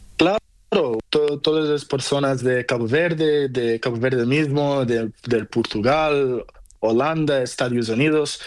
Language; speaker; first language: Spanish; non-native, learner; Portuguese